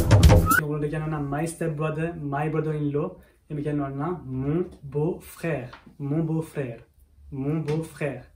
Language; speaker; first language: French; early bilingual, other home language; Sinhala